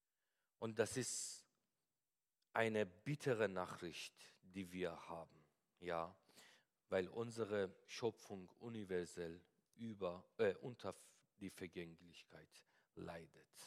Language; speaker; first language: German; non-native, fluent; Persian